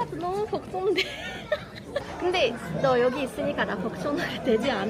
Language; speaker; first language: Korean; non-native, learner; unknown